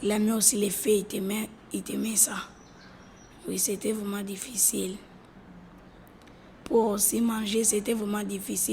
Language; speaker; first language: French; non-native, learner; Lingala